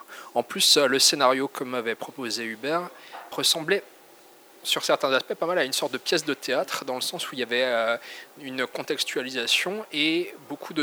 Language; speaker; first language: French; native; French